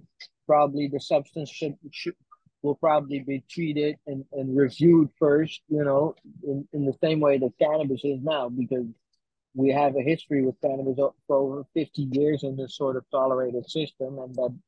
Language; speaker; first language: English; non-native, fluent; Dutch